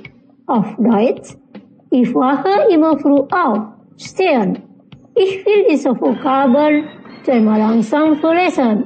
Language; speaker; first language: German; non-native, fluent; Indonesian